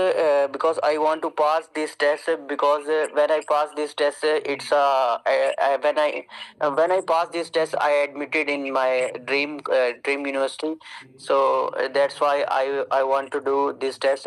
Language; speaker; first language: English; non-native, learner; Urdu